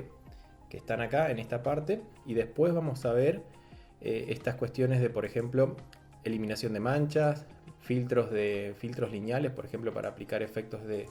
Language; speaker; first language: Spanish; native; Spanish